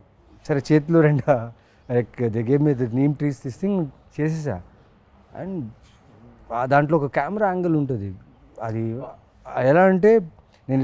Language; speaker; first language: Telugu; native; Telugu